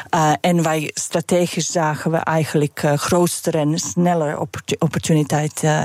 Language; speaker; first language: Dutch; non-native, fluent; Serbian